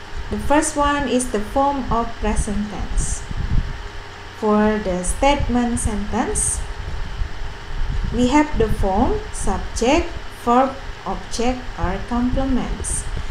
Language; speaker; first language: English; non-native, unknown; Indonesian